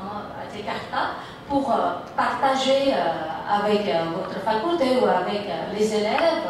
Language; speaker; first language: French; non-native, fluent; Indonesian